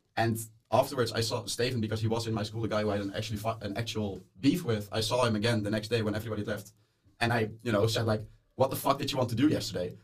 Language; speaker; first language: English; non-native, fluent; Dutch